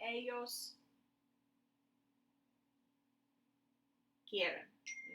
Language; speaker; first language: Spanish; non-native, fluent; English